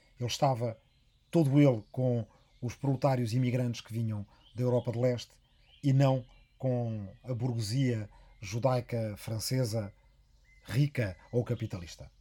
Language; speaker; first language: Portuguese; native; Portuguese